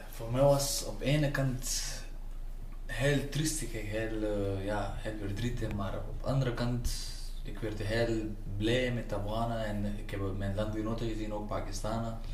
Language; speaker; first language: Dutch; non-native, learner; Pashto